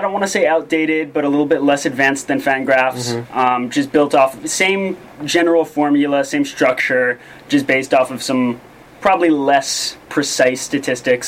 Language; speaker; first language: English; native; English